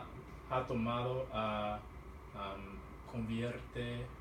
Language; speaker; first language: Spanish; non-native, learner; English